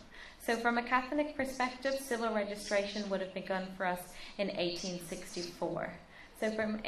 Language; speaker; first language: English; native; English